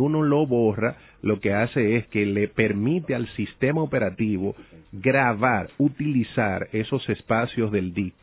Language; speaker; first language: Spanish; native; Spanish